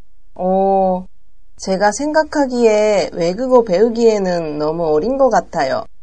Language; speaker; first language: Korean; non-native, learner; Japanese